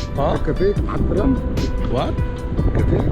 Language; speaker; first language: English; non-native, learner; Arabic